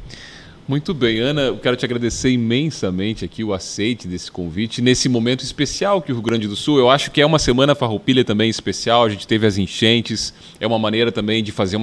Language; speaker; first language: Portuguese; native; Portuguese